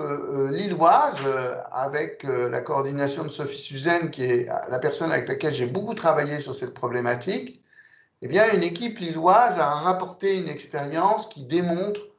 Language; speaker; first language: French; native; French